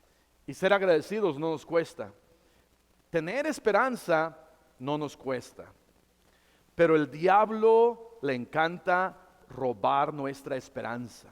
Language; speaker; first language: Spanish; native; Spanish